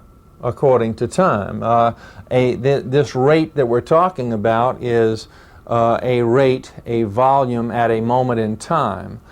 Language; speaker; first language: English; native; English